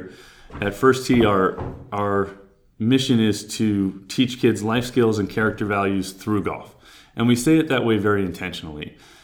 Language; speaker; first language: English; native; English